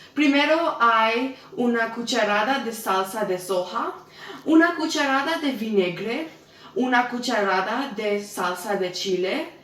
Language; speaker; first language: Spanish; non-native, learner; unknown